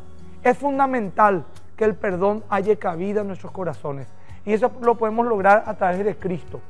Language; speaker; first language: Spanish; native; Spanish